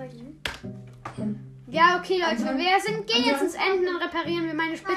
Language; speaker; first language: German; native; German